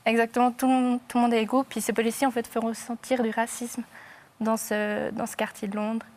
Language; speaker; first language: French; native; French